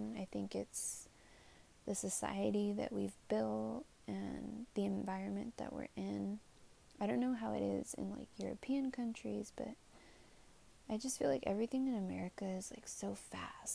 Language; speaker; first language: English; native; English